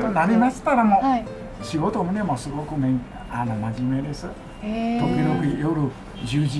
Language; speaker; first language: Japanese; non-native, learner; Chinese